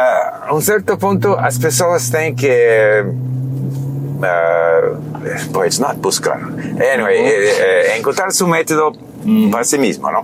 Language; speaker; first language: Portuguese; non-native, learner; English